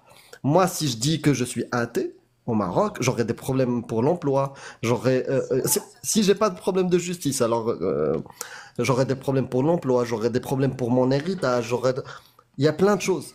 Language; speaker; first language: French; native; French